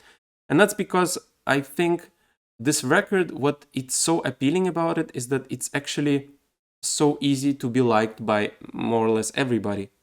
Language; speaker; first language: English; non-native, fluent; Russian